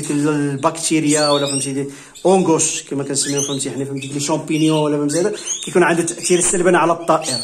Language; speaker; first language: Arabic; native; Arabic